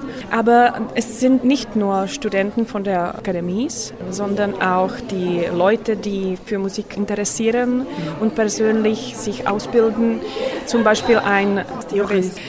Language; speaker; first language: German; non-native, learner; Czech